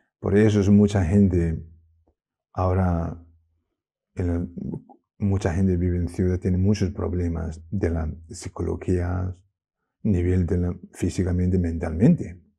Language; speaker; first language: Spanish; non-native, learner; Tibetan